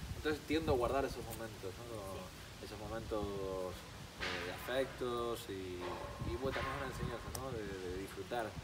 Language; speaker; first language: Spanish; early bilingual, other home language; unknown